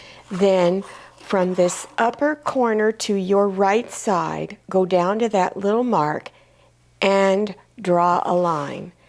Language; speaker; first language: English; native; English